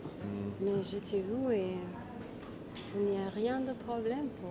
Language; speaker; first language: French; non-native, fluent; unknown